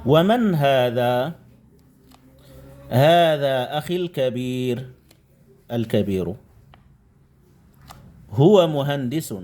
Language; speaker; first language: Arabic; non-native, fluent; Indonesian